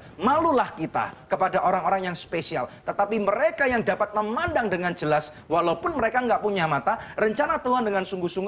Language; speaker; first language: Indonesian; native; Indonesian